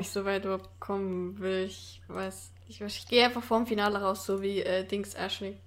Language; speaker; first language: German; native; German